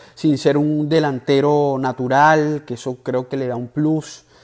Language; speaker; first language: Spanish; native; Spanish